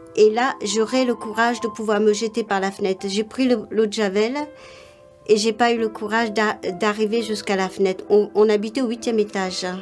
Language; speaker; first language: French; non-native, local second language; Morisyen